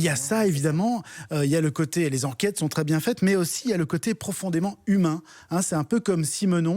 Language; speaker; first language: French; native; French